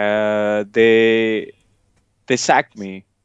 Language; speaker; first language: English; non-native, local second language; Hindi